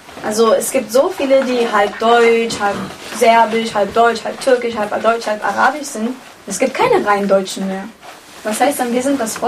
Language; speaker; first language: German; early bilingual, other home language; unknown